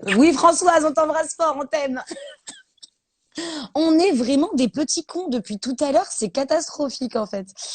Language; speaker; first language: French; native; French